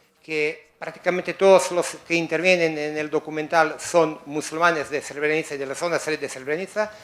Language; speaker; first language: Spanish; native; Spanish